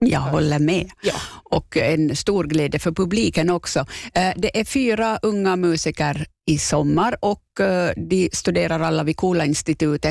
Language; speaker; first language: Swedish; native; Swedish